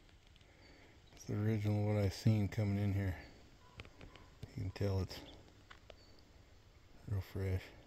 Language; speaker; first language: English; native; English